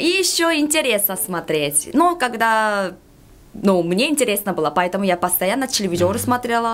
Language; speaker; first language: Russian; non-native, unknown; Korean